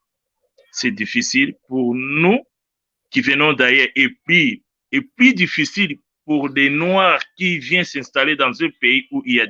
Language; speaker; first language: French; non-native, local second language; Luba-Lulua